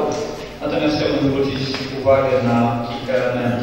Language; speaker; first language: Polish; native; Polish